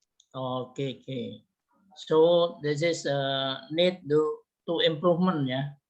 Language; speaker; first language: English; non-native, learner; Indonesian